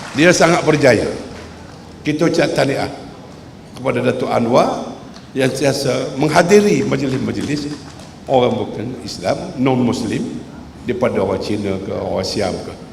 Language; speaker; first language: Malay; native; Malay